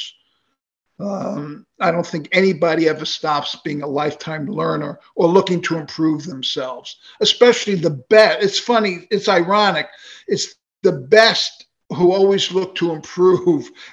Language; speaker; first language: English; native; English